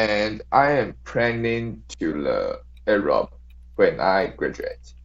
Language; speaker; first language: English; non-native, learner; Chinese